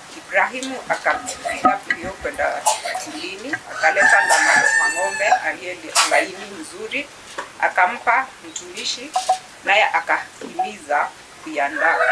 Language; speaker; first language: Swahili; non-native, local second language; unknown